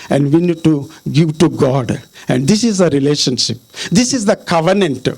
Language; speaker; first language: English; non-native, local second language; Telugu